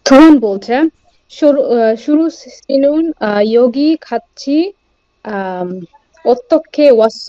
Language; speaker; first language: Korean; non-native, learner; Bangla